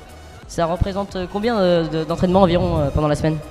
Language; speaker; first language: French; native; French